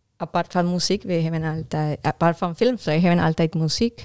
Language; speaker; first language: Dutch; non-native, learner; Spanish